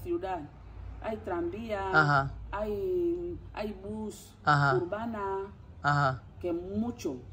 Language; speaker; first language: Spanish; non-native, fluent; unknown